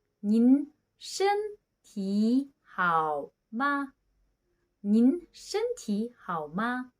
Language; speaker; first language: Chinese; non-native, fluent; Tibetan